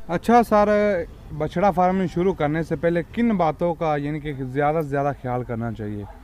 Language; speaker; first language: Urdu; non-native, local second language; Punjabi